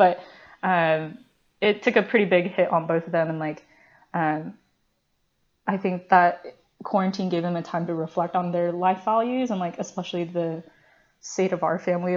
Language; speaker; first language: English; early bilingual, other home language; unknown